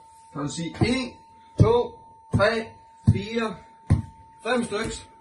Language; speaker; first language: Danish; native; Danish